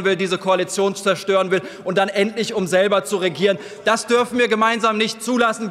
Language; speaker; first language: German; early bilingual, other home language; Turkish